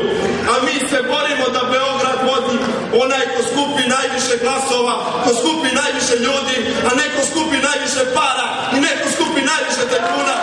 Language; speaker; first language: Serbian; native; Serbian